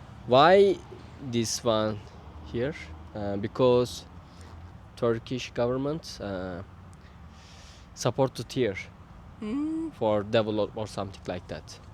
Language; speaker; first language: English; non-native, learner; Turkish